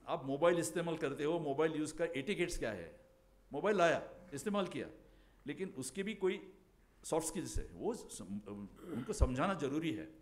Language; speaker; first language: Hindi; non-native, local second language; Marathi